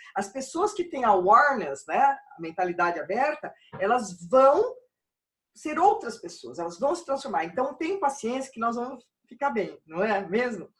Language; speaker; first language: Portuguese; native; Portuguese